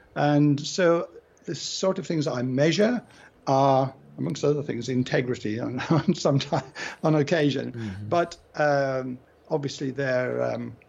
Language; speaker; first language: English; native; English